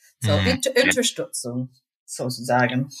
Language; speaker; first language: German; non-native, fluent; English